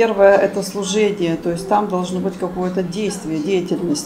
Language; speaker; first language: Russian; native; Russian